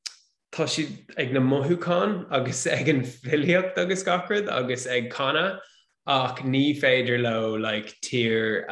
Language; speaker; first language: Irish; non-native, local second language; English